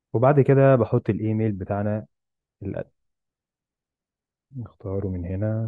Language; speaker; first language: Arabic; native; Arabic